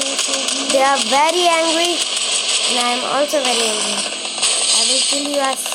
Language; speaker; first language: English; non-native, learner; Hindi